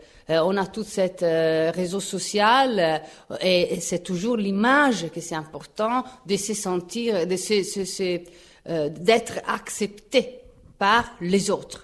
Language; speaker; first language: French; non-native, fluent; Italian